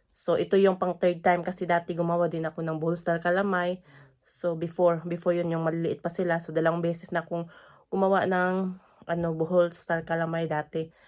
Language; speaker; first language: Filipino; non-native, local second language; Cebuano